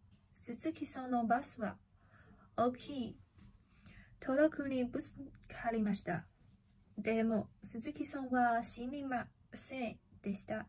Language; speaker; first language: Japanese; non-native, learner; Chinese